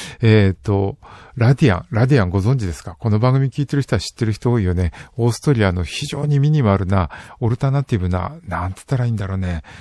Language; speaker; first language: Japanese; native; Japanese